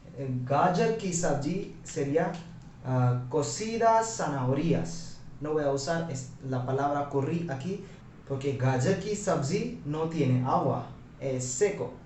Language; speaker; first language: Spanish; non-native, fluent; Hindi